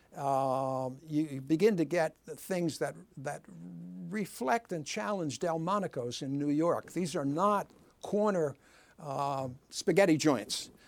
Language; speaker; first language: English; early bilingual, other home language; Italian